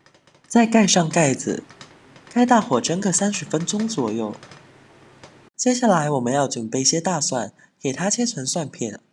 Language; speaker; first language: Chinese; native; Chinese